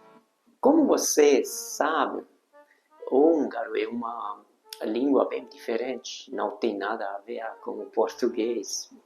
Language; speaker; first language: Portuguese; non-native, fluent; Hungarian